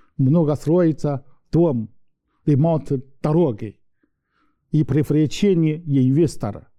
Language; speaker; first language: Russian; non-native, learner; Chinese